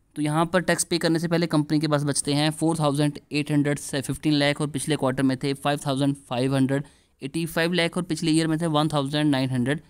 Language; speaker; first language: Hindi; native; Hindi